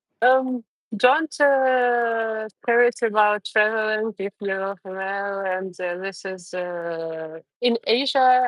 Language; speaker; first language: English; non-native, learner; Russian